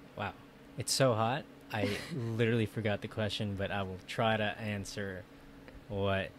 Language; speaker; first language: English; early bilingual, other home language; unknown